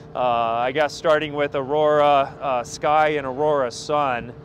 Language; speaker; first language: English; native; English